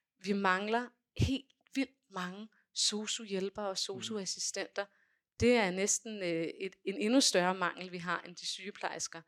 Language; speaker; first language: Danish; native; Danish